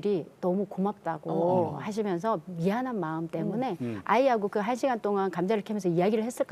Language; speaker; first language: Korean; native; Korean